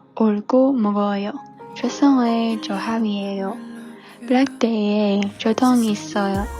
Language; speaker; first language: Korean; non-native, learner; English